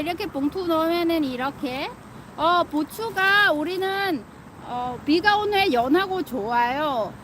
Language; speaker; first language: Korean; non-native, fluent; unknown